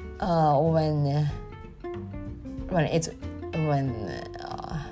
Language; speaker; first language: English; non-native, learner; Japanese